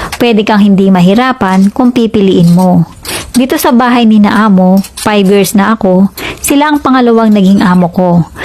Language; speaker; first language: Filipino; native; Filipino